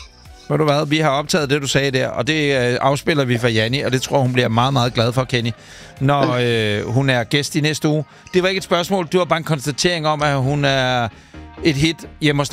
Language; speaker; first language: Danish; native; Danish